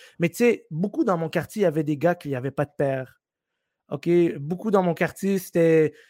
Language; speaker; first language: French; early bilingual, other home language; Arabic